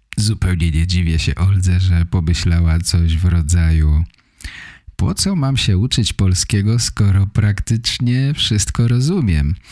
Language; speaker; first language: Polish; native; Polish